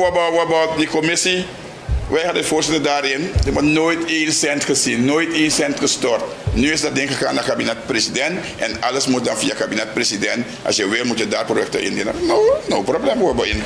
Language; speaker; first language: Dutch; non-native, local second language; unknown